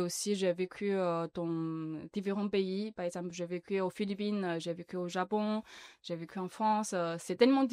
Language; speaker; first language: French; non-native, learner; Chinese